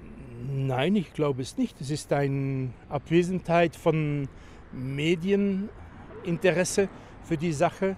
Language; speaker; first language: German; non-native, fluent; French